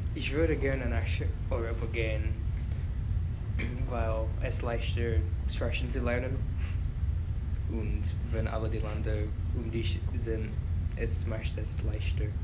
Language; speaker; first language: German; non-native, learner; English